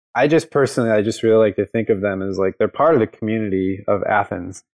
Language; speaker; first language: English; native; English